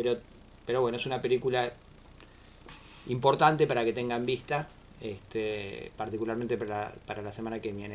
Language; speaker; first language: Spanish; native; Spanish